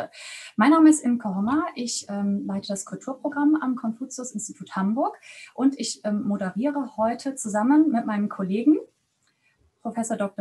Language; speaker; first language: German; native; German